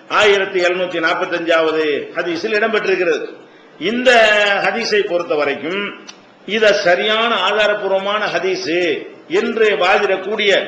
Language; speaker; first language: Tamil; native; Tamil